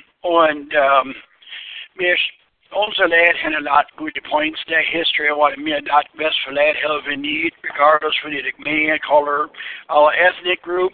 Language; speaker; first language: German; early bilingual, heritage; Pennsylvania German